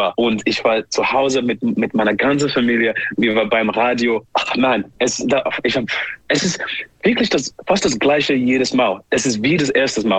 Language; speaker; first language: German; non-native, fluent; English